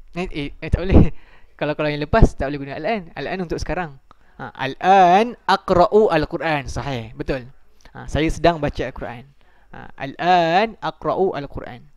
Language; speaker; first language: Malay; native; Malay